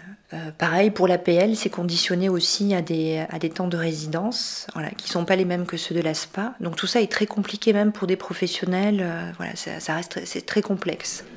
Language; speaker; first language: French; native; French